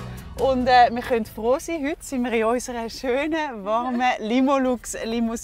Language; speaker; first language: German; native; German